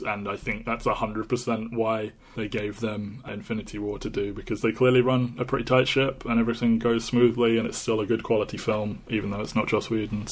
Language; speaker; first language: English; native; English